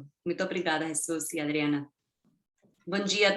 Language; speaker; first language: Portuguese; non-native, fluent; Spanish